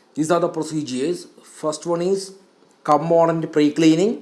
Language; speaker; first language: English; non-native, local second language; Malayalam